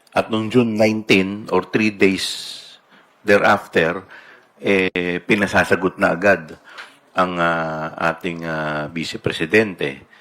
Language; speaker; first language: Filipino; native; Filipino